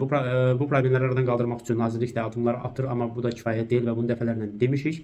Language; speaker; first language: Azerbaijani; native; Azerbaijani